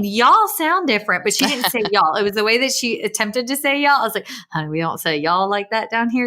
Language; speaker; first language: English; native; English